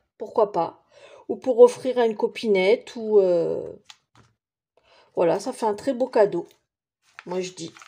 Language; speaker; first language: French; native; French